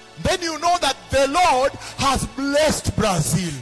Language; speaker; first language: English; non-native, local second language; Luo (Kenya and Tanzania)